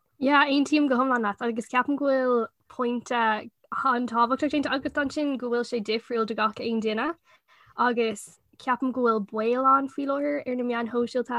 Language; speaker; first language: Irish; non-native, local second language; English